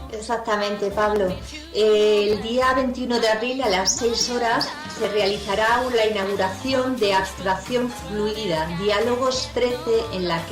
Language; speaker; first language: Spanish; native; Spanish